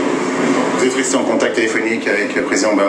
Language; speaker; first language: French; native; French